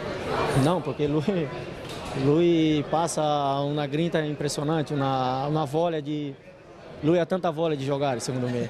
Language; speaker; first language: Italian; non-native, fluent; Portuguese